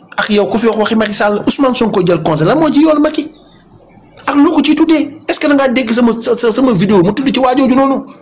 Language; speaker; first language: Wolof; non-native, local second language; Fula